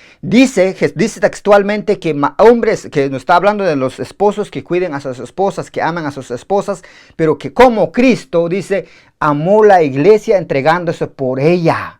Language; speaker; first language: Spanish; native; Spanish